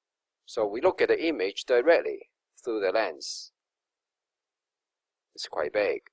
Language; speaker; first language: English; non-native, local second language; Cantonese